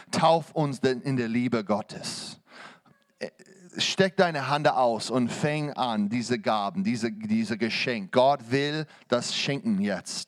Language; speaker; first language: German; non-native, fluent; English